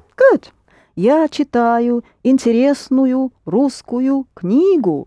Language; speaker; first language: Russian; non-native, fluent; English